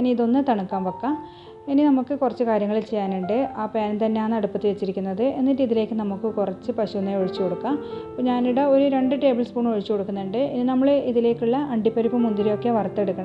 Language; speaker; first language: Malayalam; native; Malayalam